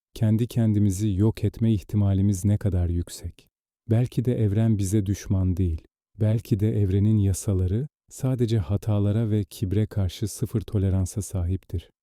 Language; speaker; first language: Turkish; native; Turkish